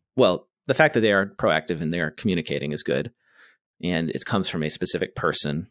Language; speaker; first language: English; native; English